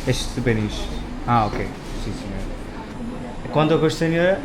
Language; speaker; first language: Portuguese; non-native, learner; Malayalam